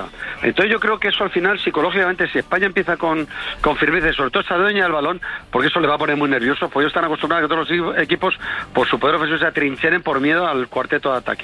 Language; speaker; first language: Spanish; native; Spanish